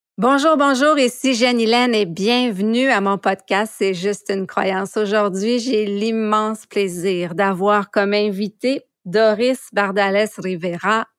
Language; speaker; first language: French; native; French